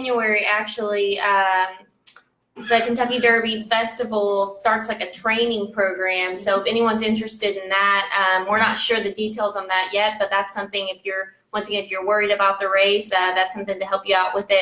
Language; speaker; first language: English; native; English